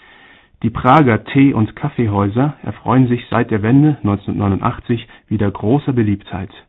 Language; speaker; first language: German; native; German